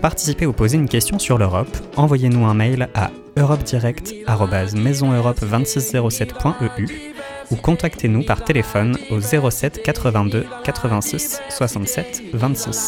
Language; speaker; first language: French; native; French